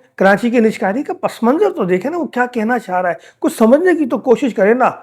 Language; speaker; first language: Urdu; native; Urdu